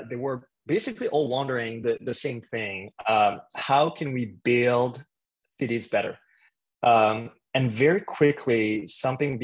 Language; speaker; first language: English; non-native, fluent; French